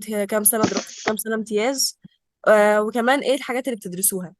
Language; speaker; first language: Arabic; native; Arabic